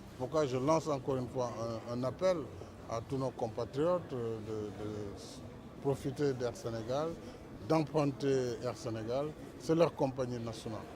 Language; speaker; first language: French; non-native, local second language; Fula